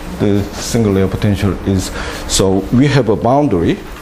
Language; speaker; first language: English; non-native, fluent; Korean